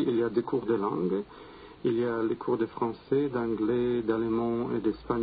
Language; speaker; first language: French; non-native, fluent; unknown